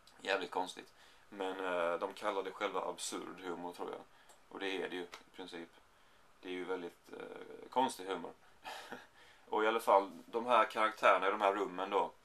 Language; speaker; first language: Swedish; native; Swedish